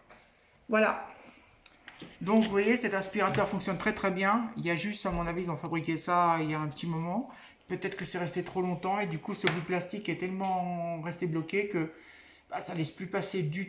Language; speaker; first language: French; native; French